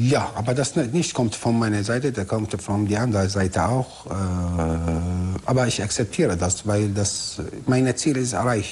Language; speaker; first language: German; non-native, learner; Arabic